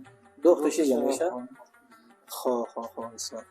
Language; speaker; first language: Persian; native; Persian